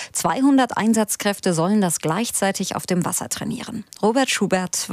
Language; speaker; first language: German; native; German